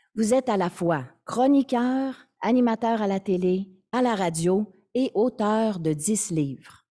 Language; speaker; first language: French; native; French